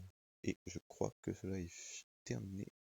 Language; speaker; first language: French; native; French